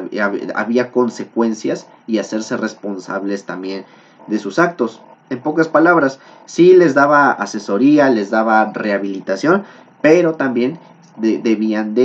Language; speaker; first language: Spanish; native; Spanish